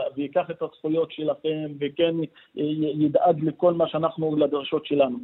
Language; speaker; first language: Hebrew; non-native, local second language; Arabic